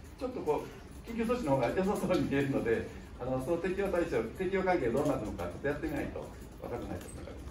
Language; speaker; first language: Japanese; native; Japanese